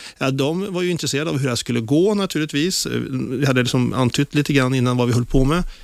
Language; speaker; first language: Swedish; native; Swedish